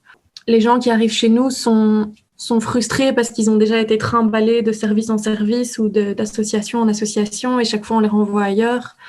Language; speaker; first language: French; native; French